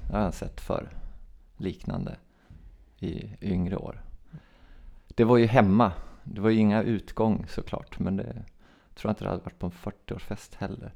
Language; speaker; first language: Swedish; native; Swedish